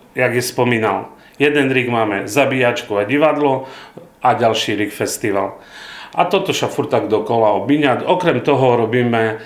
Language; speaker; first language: Slovak; non-native, local second language; Rusyn